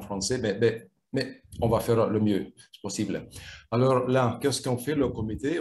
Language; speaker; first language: French; non-native, fluent; Lithuanian